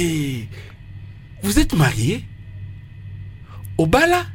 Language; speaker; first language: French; non-native, local second language; Lingala